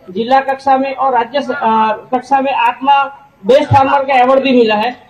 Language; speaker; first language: Hindi; non-native, local second language; Gujarati